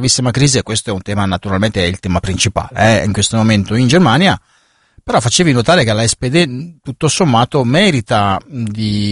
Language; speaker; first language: Italian; native; Italian